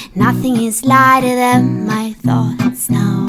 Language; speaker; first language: German; non-native, fluent; Italian